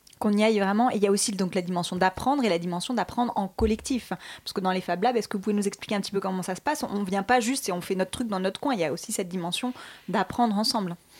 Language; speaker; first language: French; native; French